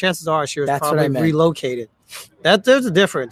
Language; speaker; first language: English; early bilingual, other home language; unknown